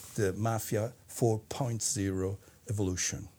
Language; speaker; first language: English; non-native, fluent; Italian